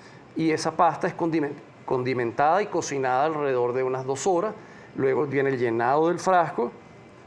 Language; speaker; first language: Spanish; native; Spanish